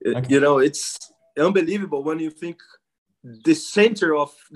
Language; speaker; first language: English; non-native, fluent; Portuguese